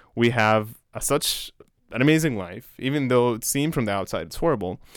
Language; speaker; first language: English; non-native, fluent; Arabic